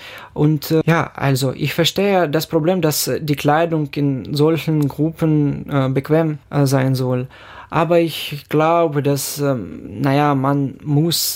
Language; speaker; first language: German; non-native, fluent; Ukrainian